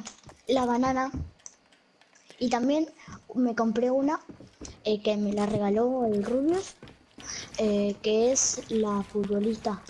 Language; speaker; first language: Spanish; native; Spanish